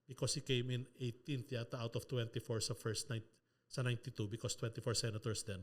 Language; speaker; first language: English; non-native, local second language; Filipino